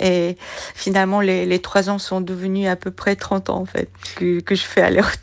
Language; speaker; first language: French; non-native, fluent; Korean